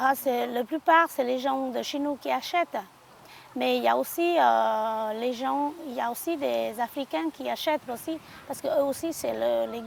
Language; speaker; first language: French; non-native, learner; Hmong